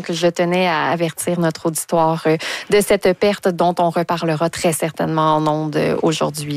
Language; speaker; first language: French; native; French